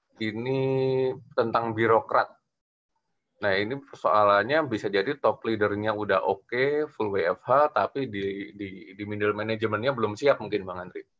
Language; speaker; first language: Indonesian; native; Indonesian